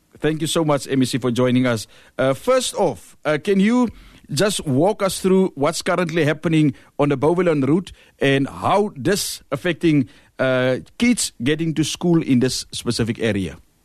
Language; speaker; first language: English; non-native, local second language; Afrikaans